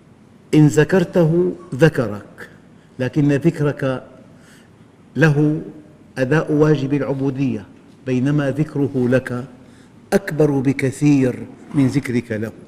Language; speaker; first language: Arabic; native; Arabic